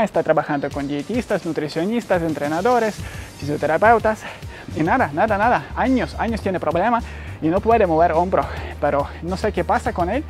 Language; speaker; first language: Spanish; non-native, learner; Ukrainian